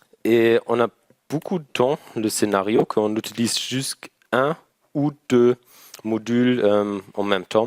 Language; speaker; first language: French; non-native, learner; German